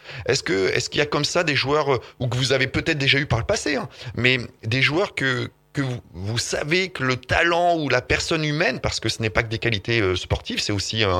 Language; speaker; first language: French; native; French